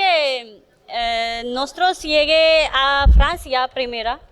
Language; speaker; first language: Spanish; non-native, learner; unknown